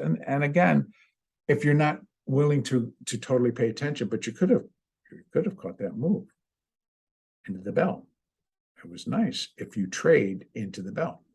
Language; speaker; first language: English; native; English